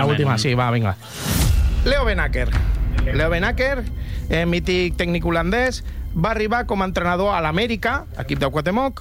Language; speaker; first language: Catalan; native; Catalan